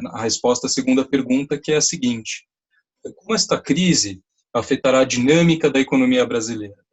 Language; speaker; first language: Portuguese; native; Portuguese